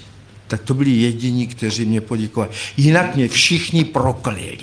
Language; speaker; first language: Czech; native; Czech